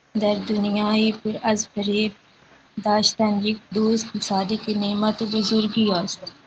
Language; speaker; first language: Persian; non-native, learner; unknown